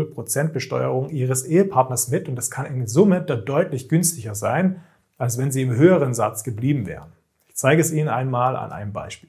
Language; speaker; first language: German; native; German